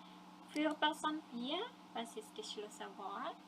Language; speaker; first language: German; non-native, fluent; Indonesian